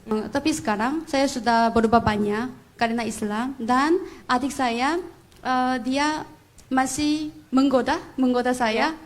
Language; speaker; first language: Indonesian; non-native, fluent; Korean